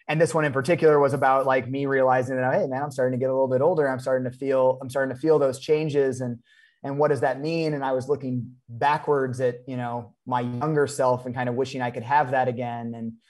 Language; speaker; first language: English; native; English